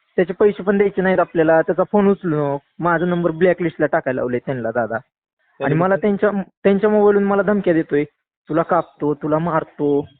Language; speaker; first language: Marathi; native; Marathi